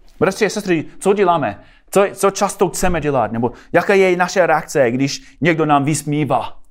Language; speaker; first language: Czech; non-native, fluent; English